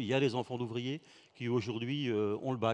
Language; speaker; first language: French; native; French